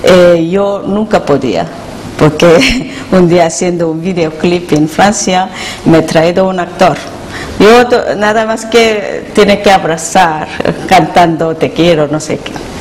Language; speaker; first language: Spanish; non-native, learner; Korean